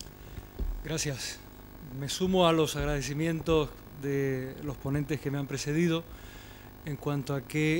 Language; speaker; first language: Spanish; native; Spanish